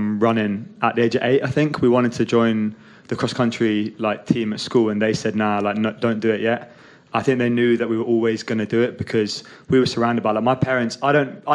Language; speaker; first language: English; native; English